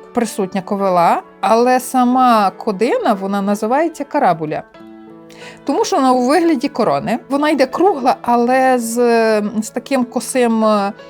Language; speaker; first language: Ukrainian; native; Ukrainian